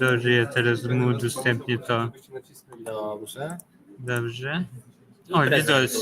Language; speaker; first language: Polish; non-native, fluent; Ukrainian